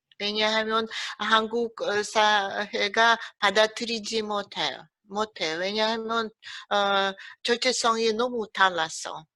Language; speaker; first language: Korean; early bilingual, heritage; Russian